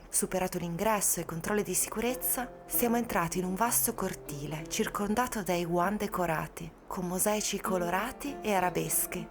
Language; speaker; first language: Italian; native; Italian